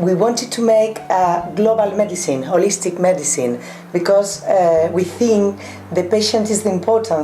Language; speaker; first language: English; non-native, fluent; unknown